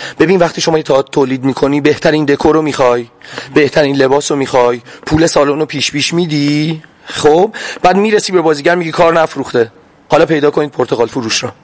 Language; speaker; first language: Persian; non-native, local second language; Azerbaijani